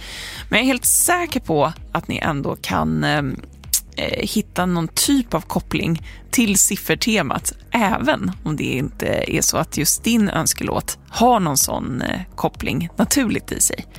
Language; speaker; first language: Swedish; native; Swedish